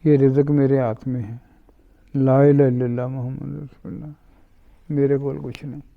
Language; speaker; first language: Urdu; non-native, local second language; Punjabi